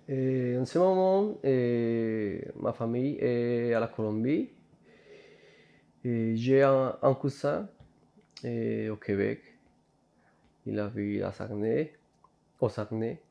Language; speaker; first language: French; non-native, learner; Spanish